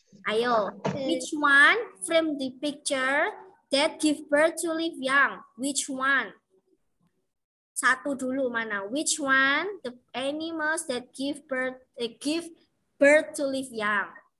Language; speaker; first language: English; non-native, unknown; Indonesian